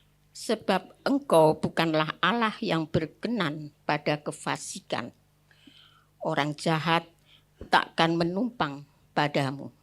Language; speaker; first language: Indonesian; native; Indonesian